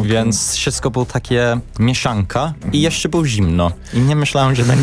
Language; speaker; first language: Polish; non-native, learner; English